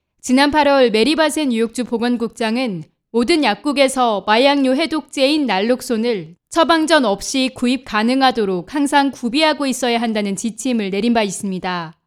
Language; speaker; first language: Korean; native; Korean